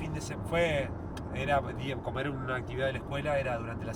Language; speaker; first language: Spanish; native; Spanish